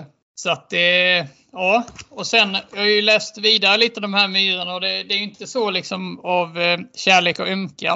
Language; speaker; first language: Swedish; native; Swedish